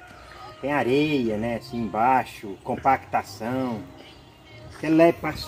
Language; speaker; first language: Portuguese; native; Portuguese